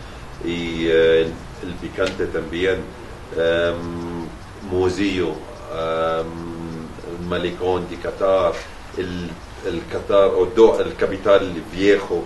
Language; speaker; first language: Spanish; non-native, learner; Arabic